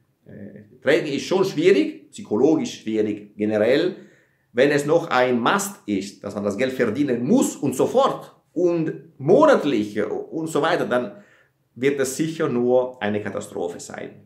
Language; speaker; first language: German; non-native, fluent; Italian